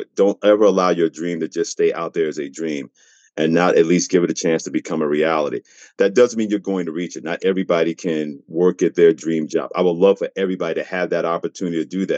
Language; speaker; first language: English; native; English